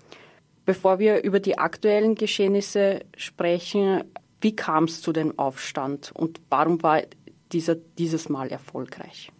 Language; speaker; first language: German; native; German